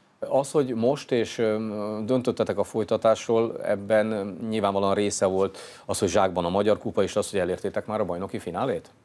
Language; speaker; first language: Hungarian; native; Hungarian